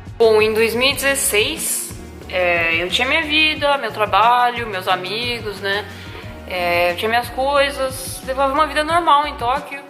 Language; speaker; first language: Portuguese; non-native, local second language; Japanese